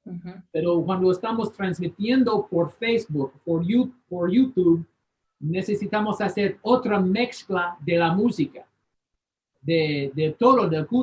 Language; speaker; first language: Spanish; non-native, fluent; English